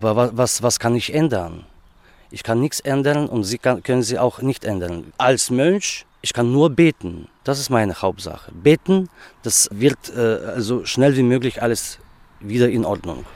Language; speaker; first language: German; non-native, learner; Russian